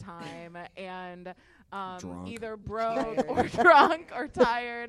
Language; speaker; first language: English; native; English